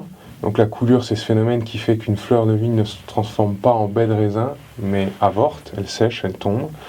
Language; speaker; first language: French; native; French